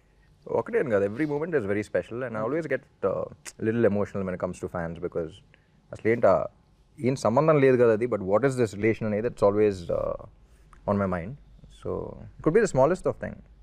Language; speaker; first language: Telugu; native; Telugu